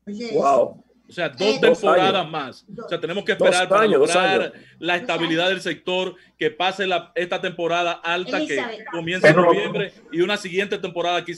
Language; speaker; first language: Spanish; native; Spanish